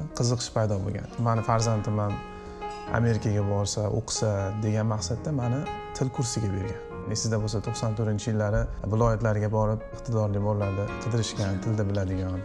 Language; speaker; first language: Uzbek; native; Uzbek